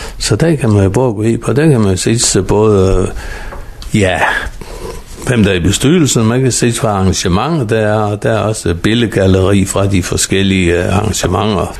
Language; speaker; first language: Danish; native; Danish